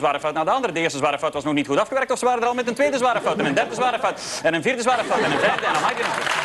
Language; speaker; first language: Dutch; native; Dutch